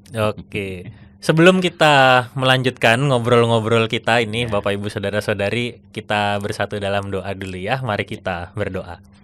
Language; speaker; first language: Indonesian; native; Indonesian